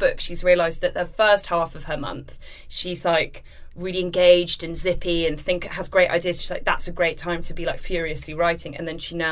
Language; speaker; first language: English; native; English